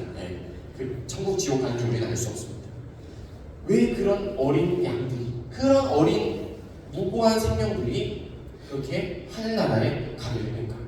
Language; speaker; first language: Korean; native; Korean